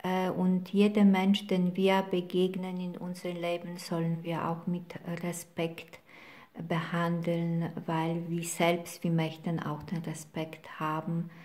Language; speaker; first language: German; non-native, fluent; Polish